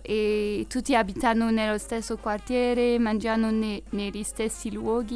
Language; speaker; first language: Italian; non-native, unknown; French